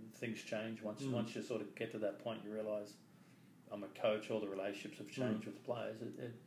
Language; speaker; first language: English; native; English